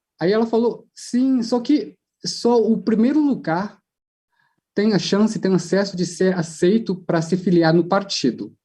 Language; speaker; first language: Portuguese; non-native, fluent; Chinese